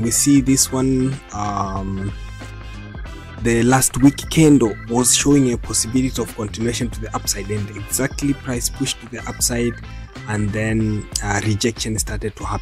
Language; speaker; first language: English; non-native, local second language; Swahili